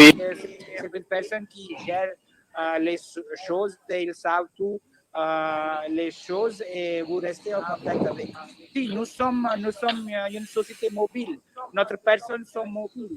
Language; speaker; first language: French; non-native, learner; Hindi